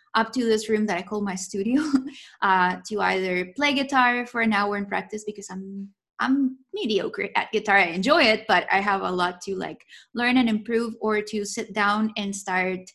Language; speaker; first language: English; non-native, fluent; Spanish